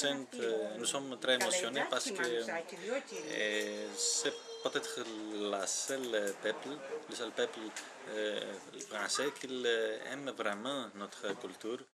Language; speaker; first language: French; non-native, learner; Greek